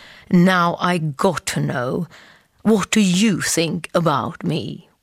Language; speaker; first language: English; non-native, fluent; Swedish